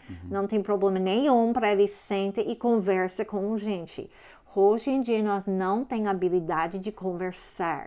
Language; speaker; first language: Portuguese; non-native, learner; English